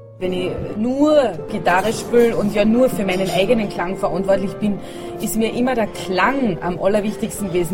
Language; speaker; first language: German; native; German